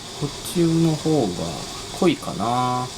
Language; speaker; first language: Japanese; native; Japanese